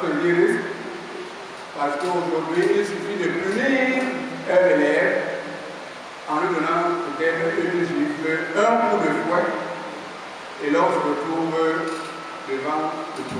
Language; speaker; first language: French; non-native, local second language; Basaa